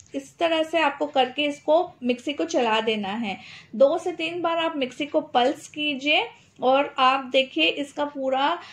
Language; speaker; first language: Hindi; non-native, local second language; Gujarati